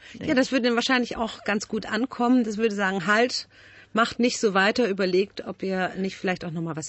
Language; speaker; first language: German; native; German